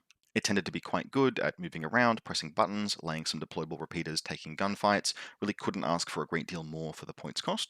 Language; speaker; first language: English; native; English